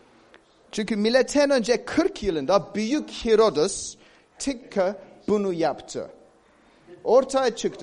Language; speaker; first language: Turkish; non-native, fluent; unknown